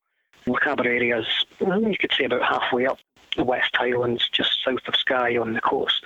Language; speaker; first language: English; native; English